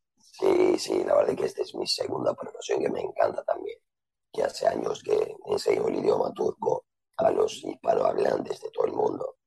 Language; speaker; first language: Spanish; non-native, fluent; Turkish